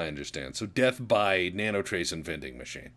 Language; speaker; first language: English; native; English